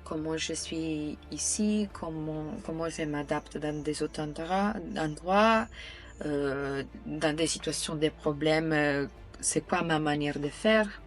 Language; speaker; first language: French; non-native, fluent; Italian